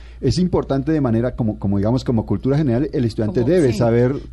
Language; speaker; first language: Spanish; native; Spanish